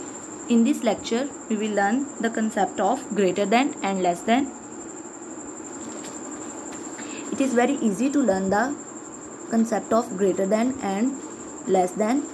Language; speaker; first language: English; non-native, local second language; Urdu